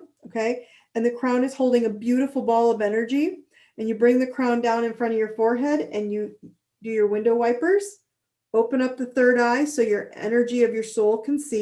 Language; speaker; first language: English; native; English